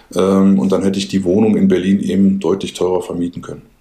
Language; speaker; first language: German; native; German